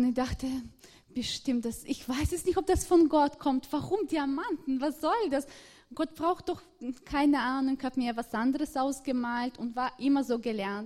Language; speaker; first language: German; non-native, fluent; Russian